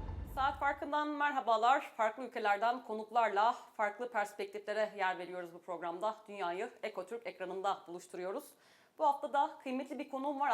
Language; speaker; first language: Turkish; native; Turkish